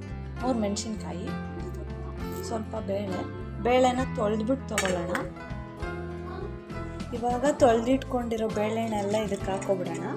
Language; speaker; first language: Kannada; native; Kannada